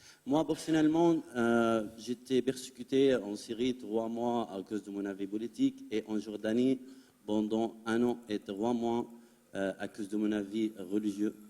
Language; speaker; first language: French; non-native, fluent; Arabic